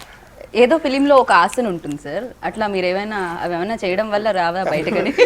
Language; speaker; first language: Telugu; native; Telugu